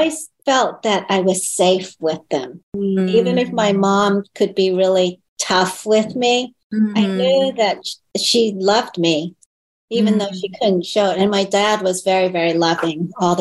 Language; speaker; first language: English; early bilingual, other home language; Chinese